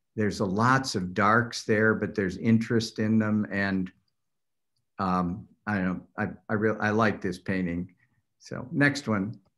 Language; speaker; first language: English; native; English